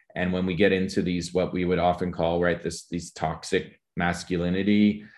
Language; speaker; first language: English; native; English